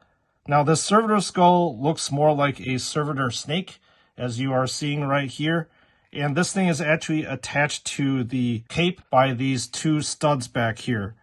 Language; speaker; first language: English; native; English